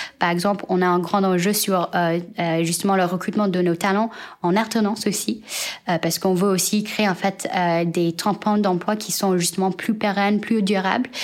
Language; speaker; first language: French; non-native, fluent; Chinese